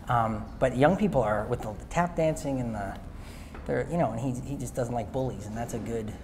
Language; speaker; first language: English; native; English